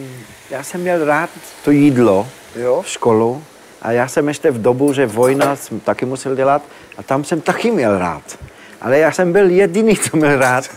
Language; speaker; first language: Czech; non-native, fluent; French